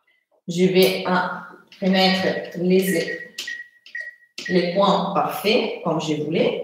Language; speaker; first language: French; non-native, fluent; Italian